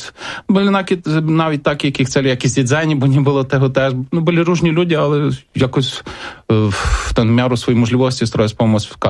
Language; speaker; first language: Polish; non-native, learner; Ukrainian